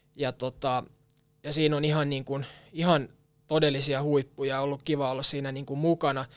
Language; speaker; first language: Finnish; non-native, local second language; Swedish